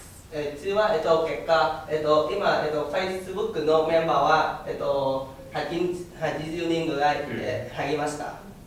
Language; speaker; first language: Japanese; non-native, learner; Vietnamese